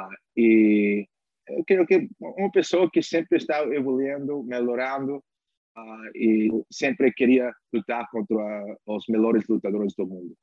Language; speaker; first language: Portuguese; non-native, learner; English